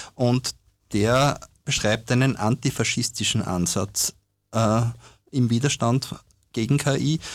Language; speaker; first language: German; native; German